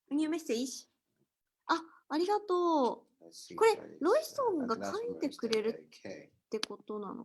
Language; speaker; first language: Japanese; native; Japanese